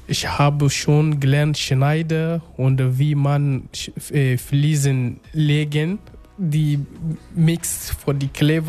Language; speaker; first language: German; non-native, learner; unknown